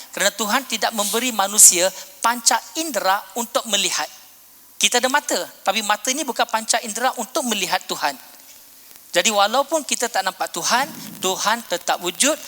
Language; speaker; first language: Malay; non-native, local second language; Punjabi